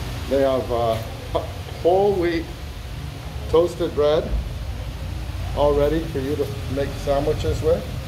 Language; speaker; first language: English; native; English